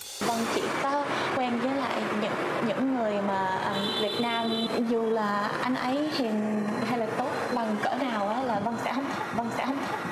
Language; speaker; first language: Vietnamese; early bilingual, heritage; Vietnamese